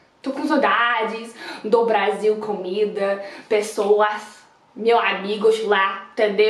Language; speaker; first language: Portuguese; non-native, learner; Dutch